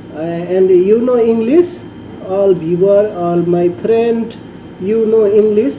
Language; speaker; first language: English; non-native, learner; Nepali